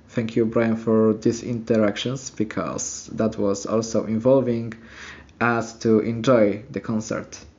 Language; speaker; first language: English; non-native, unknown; Polish